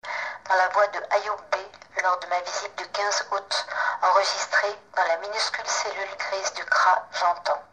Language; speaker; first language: French; native; French